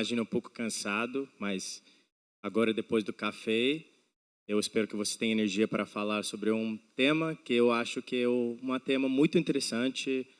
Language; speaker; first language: Portuguese; non-native, fluent; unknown